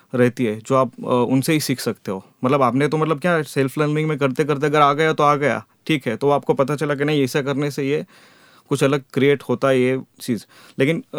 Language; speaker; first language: Hindi; non-native, local second language; Gujarati